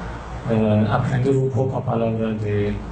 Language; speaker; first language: Portuguese; non-native, learner; Persian